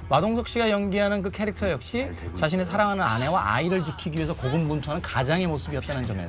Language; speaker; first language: Korean; native; Korean